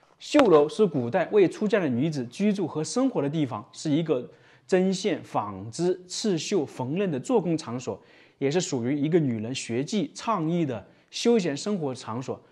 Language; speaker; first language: Chinese; native; Chinese